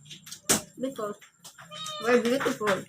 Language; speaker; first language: English; non-native, local second language; Cebuano